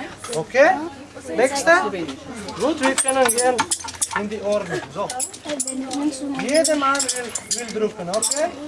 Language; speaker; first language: German; non-native, learner; Slovenian